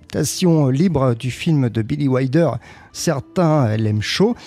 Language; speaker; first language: French; native; French